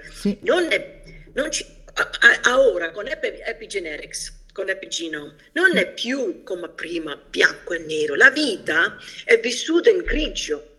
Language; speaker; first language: Italian; early bilingual, heritage; Italian